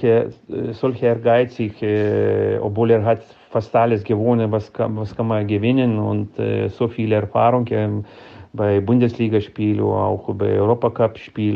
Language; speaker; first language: German; non-native, fluent; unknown